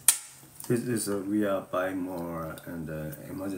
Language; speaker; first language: English; non-native, learner; Korean